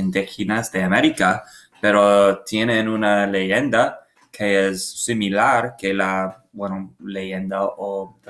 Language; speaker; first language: Spanish; non-native, learner; English